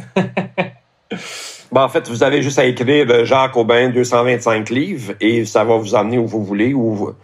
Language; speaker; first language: French; native; French